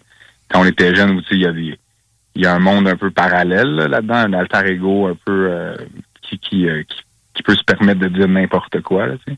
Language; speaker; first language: French; native; French